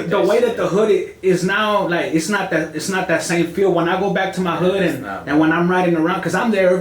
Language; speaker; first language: English; native; English